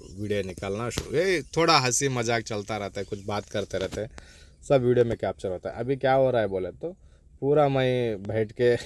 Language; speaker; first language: Hindi; non-native, local second language; Urdu